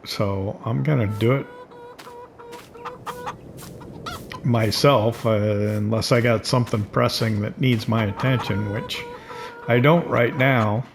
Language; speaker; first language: English; native; English